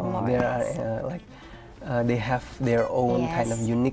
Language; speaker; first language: English; non-native, fluent; Indonesian